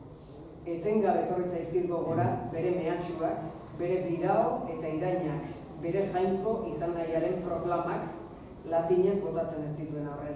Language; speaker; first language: Basque; native; Basque